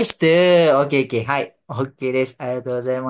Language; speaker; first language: Japanese; non-native, fluent; Malay